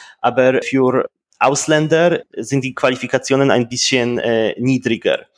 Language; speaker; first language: German; non-native, fluent; Polish